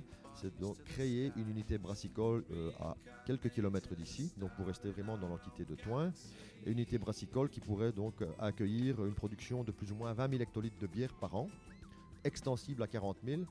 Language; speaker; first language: French; native; French